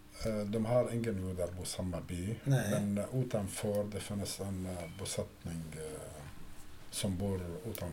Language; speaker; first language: Swedish; non-native, fluent; Arabic